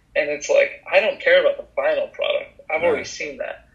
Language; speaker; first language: English; early bilingual, other home language; Russian